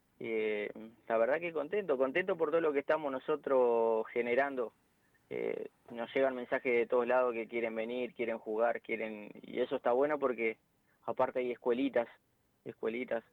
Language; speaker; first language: Spanish; native; Spanish